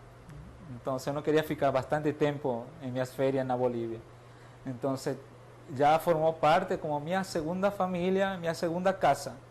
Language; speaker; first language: Portuguese; non-native, fluent; Spanish